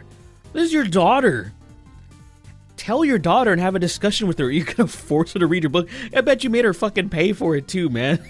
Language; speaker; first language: English; native; English